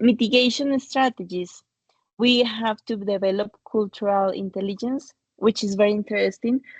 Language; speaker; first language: English; non-native, fluent; Spanish